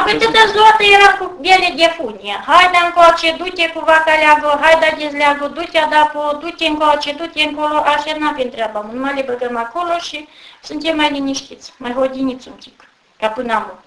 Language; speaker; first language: Romanian; native; Romanian